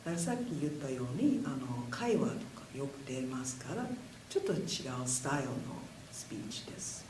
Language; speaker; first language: Japanese; non-native, fluent; English